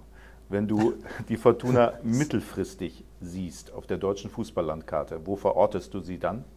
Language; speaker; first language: German; native; German